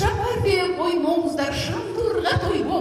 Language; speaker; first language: Kyrgyz; native; Kyrgyz